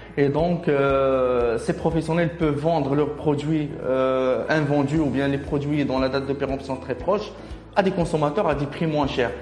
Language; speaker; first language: French; non-native, local second language; Arabic